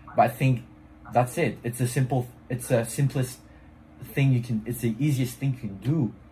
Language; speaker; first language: English; non-native, fluent; French